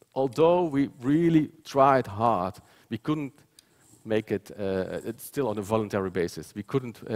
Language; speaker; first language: English; non-native, fluent; Dutch